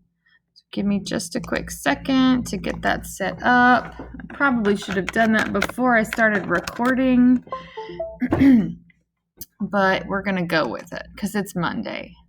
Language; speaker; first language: English; native; English